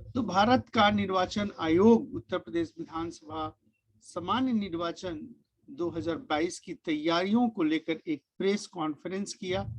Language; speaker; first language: Hindi; native; Hindi